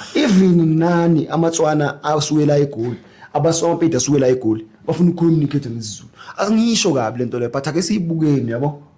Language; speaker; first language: Zulu; native; Zulu